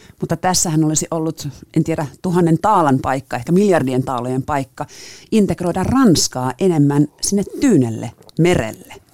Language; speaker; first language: Finnish; native; Finnish